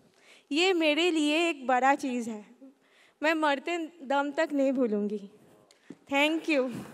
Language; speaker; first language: Hindi; non-native, local second language; Bangla